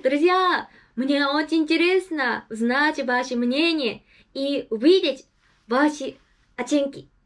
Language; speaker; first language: Russian; non-native, learner; Japanese